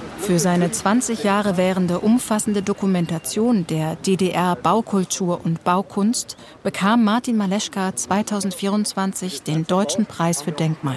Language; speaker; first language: German; native; German